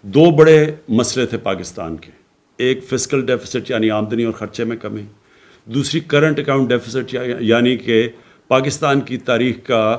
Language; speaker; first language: Urdu; native; Urdu